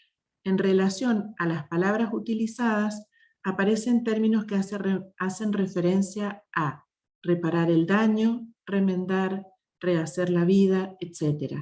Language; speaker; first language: Spanish; native; Spanish